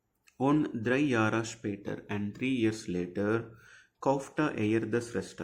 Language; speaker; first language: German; non-native, fluent; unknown